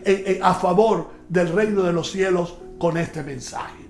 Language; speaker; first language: Spanish; native; Spanish